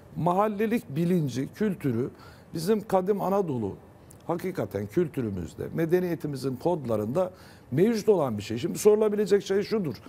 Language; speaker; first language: Turkish; native; Turkish